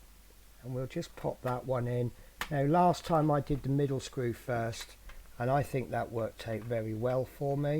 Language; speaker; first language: English; native; English